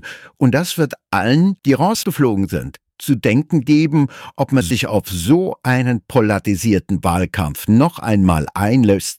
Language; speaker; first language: German; native; German